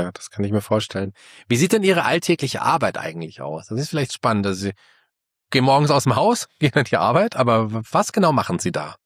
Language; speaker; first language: German; native; German